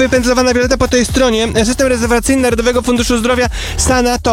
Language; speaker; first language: Polish; native; Polish